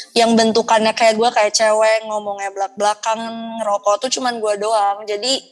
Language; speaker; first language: Indonesian; native; Indonesian